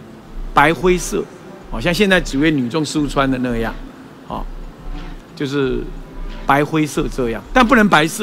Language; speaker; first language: Chinese; native; Chinese